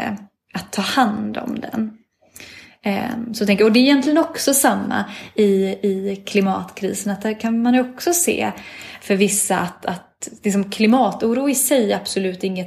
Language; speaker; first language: Swedish; native; Swedish